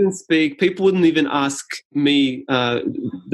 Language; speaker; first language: English; non-native, local second language; Serbian